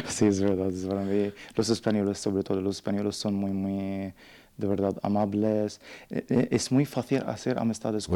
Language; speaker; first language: Spanish; non-native, learner; Arabic